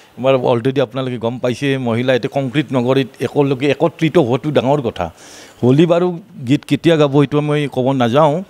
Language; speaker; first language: Assamese; native; Assamese